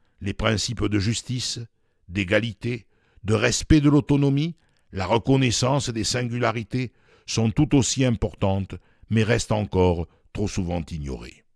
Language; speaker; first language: French; native; French